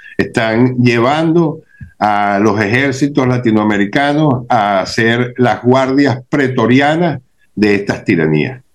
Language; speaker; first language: Spanish; native; Spanish